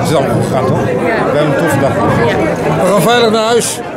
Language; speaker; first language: Dutch; native; Dutch